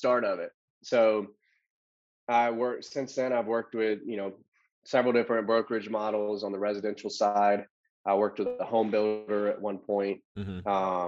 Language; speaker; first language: English; native; English